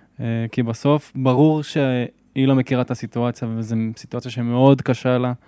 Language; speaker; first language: Hebrew; native; Hebrew